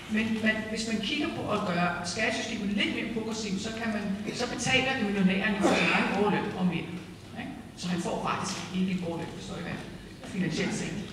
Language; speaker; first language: Danish; native; Danish